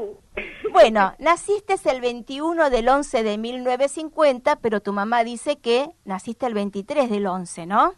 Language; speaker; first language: Spanish; native; Spanish